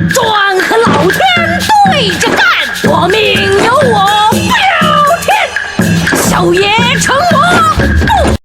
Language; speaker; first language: Chinese; non-native, learner; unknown